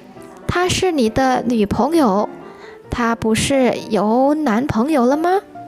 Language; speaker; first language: Chinese; non-native, fluent; Indonesian